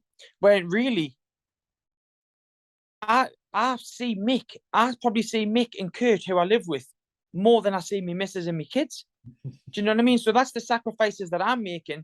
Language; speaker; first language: English; native; English